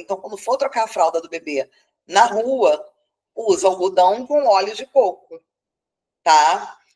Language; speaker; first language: Portuguese; native; Portuguese